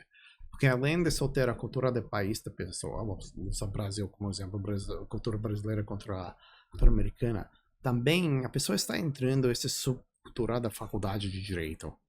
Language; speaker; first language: Portuguese; non-native, fluent; English